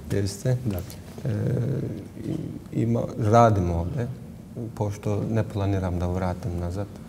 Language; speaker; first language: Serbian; non-native, learner; Turkish